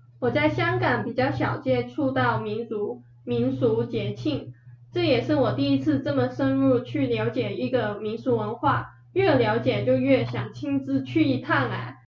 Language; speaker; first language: Chinese; non-native, fluent; Cantonese